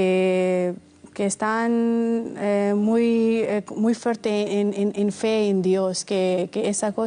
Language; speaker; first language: Spanish; non-native, fluent; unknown